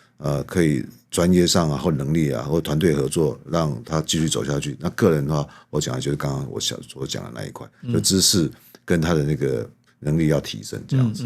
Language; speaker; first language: Chinese; native; Chinese